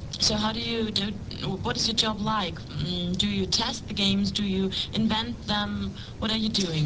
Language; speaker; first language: English; non-native, fluent; German